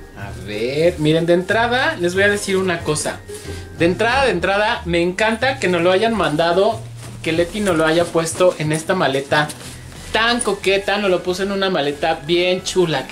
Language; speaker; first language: Spanish; native; Spanish